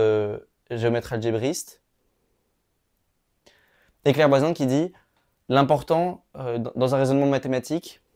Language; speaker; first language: French; native; French